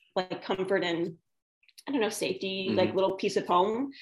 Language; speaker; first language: English; native; English